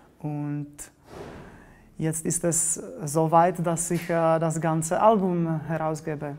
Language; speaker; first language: German; non-native, fluent; Czech